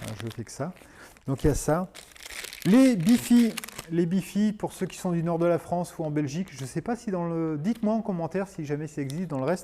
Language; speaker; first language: French; native; French